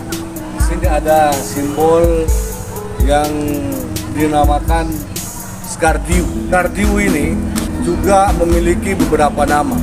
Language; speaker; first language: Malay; non-native, local second language; Sasak